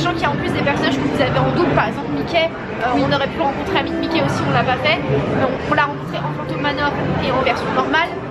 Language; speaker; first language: French; native; French